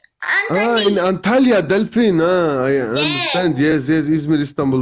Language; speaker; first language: English; non-native, learner; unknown